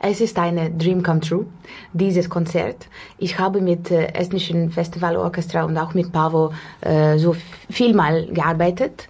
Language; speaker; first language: German; non-native, learner; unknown